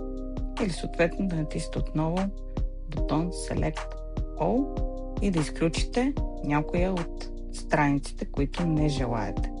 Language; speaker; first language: Bulgarian; native; Bulgarian